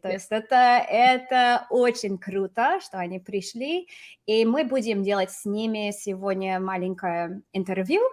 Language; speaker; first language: Russian; non-native, fluent; English